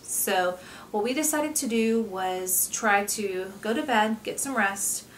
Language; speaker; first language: English; native; English